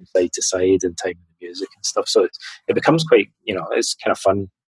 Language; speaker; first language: English; native; English